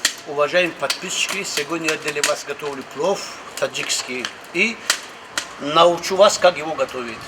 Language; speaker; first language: Russian; non-native, local second language; Tajik